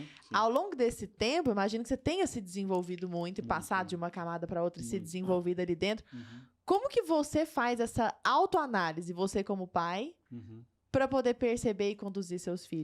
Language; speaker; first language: Portuguese; native; Portuguese